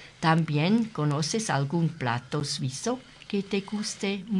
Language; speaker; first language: Spanish; non-native, learner; German